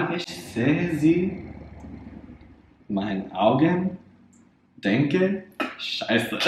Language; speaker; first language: German; non-native, learner; English